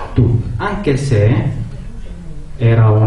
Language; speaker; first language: Italian; non-native, learner; Arabic